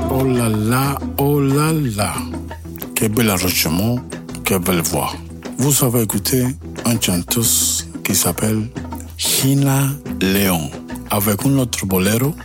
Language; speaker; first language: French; non-native, learner; Spanish